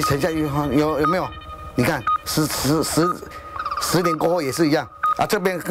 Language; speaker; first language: Chinese; non-native, local second language; Min Nan Chinese